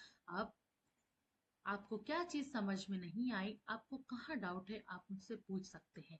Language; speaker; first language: Hindi; native; Hindi